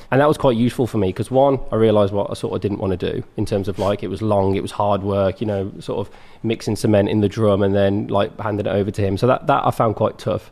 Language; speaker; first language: English; native; English